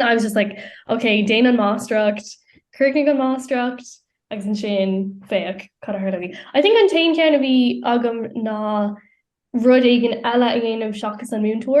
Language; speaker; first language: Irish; non-native, local second language; English